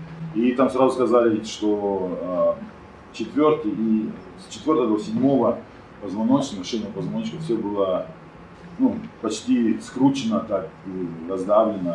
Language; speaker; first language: Russian; non-native, fluent; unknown